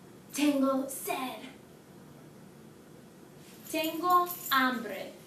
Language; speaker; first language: Spanish; non-native, fluent; English